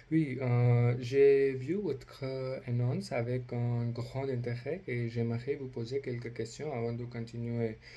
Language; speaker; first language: French; non-native, learner; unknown